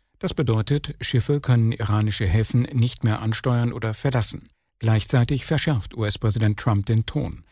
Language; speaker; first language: German; native; German